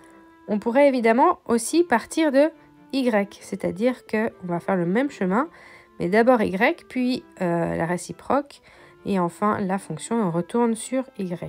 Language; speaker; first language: French; native; French